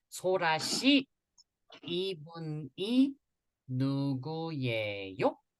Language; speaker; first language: Korean; native; Korean